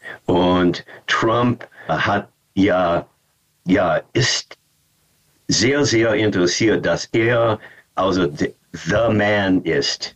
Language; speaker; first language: German; non-native, fluent; English